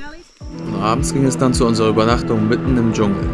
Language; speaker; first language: German; native; German